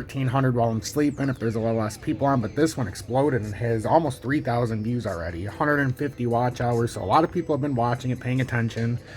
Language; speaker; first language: English; native; English